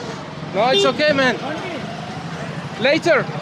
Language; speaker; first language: English; non-native, learner; French